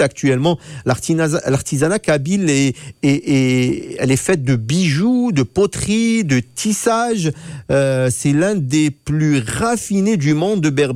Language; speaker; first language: French; non-native, local second language; Arabic